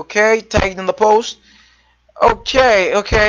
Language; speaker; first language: English; non-native, fluent; Haitian Creole